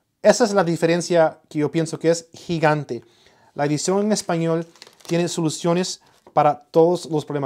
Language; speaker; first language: Spanish; early bilingual, heritage; Spanish